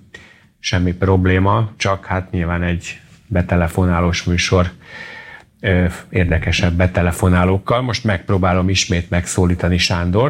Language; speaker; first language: Hungarian; native; Hungarian